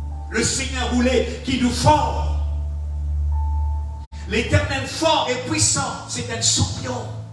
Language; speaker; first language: French; non-native, local second language; Morisyen